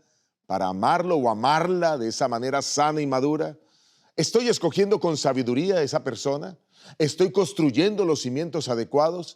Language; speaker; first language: Spanish; native; Spanish